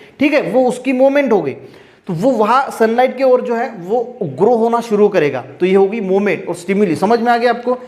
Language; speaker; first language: Hindi; non-native, local second language; Marathi